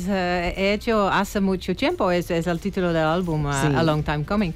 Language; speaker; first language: Spanish; non-native, fluent; Dutch